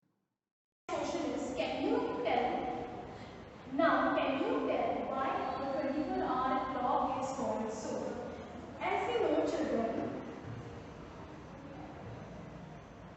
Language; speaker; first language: English; non-native, local second language; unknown